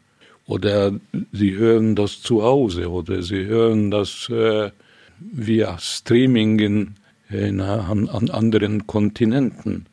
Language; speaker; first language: German; non-native, fluent; Hungarian